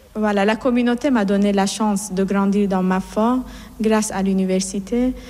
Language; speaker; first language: French; non-native, fluent; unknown